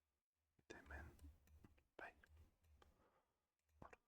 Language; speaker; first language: Basque; non-native, learner; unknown